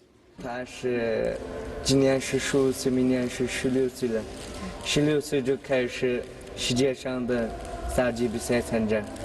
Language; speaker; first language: Chinese; non-native, local second language; Uyghur